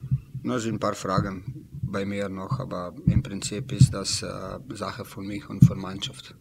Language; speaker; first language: German; non-native, learner; Slovenian